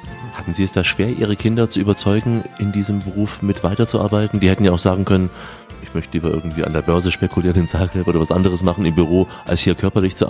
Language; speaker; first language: German; native; German